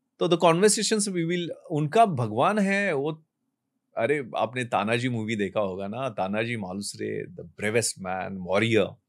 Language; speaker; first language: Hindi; non-native, local second language; Marathi